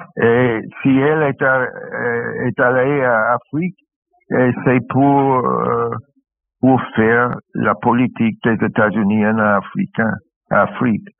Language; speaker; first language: French; non-native, learner; English